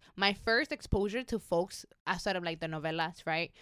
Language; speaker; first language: English; early bilingual, other home language; Spanish